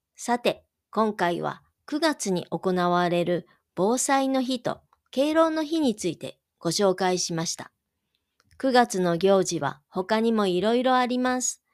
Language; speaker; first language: Japanese; native; Japanese